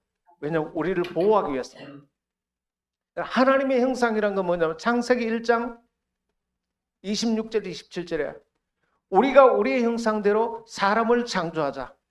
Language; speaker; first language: Korean; native; Korean